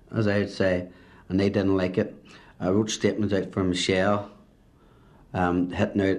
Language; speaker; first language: English; native; English